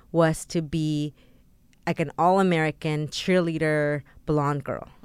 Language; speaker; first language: English; early bilingual, other home language; Spanish